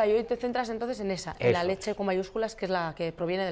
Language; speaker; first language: Spanish; native; Spanish